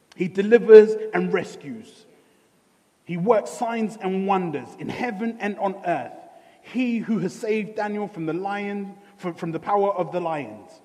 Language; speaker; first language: English; early bilingual, other home language; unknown